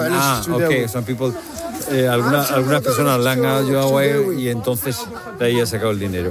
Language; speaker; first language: Spanish; native; Spanish